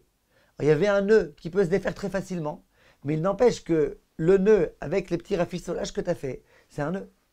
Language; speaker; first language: French; native; French